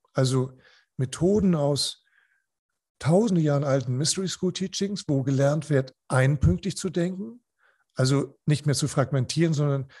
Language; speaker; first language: German; non-native, fluent; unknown